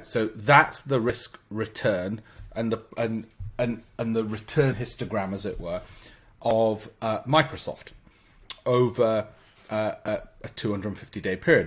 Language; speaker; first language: English; native; English